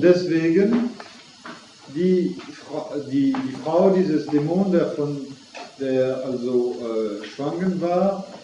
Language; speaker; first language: German; non-native, fluent; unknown